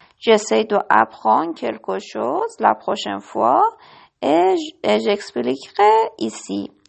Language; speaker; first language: French; non-native, learner; Persian